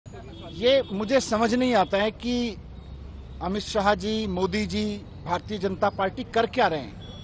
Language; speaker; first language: Hindi; native; Hindi